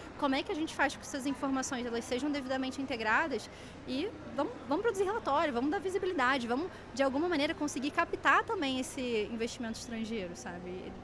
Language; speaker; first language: Portuguese; native; Portuguese